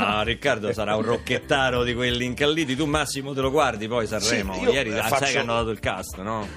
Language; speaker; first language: Italian; native; Italian